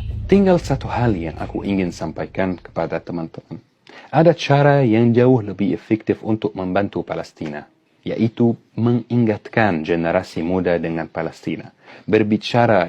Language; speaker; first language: Indonesian; non-native, fluent; Arabic